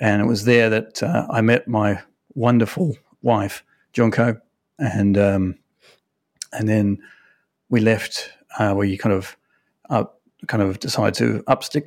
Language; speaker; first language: English; native; English